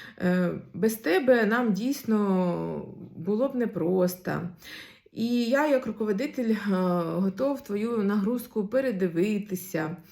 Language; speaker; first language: Ukrainian; non-native, local second language; Russian